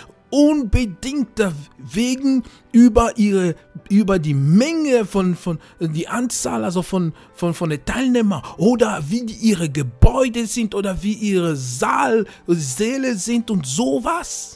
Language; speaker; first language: German; non-native, fluent; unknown